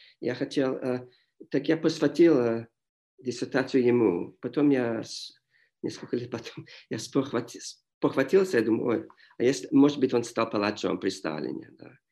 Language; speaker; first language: Russian; non-native, fluent; English